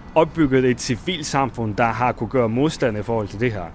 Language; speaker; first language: Danish; non-native, fluent; Russian